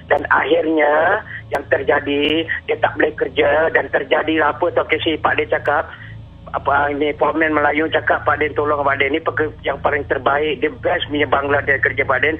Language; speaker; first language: Malay; native; Malay